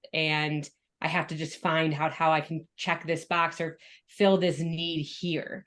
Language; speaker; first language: English; native; English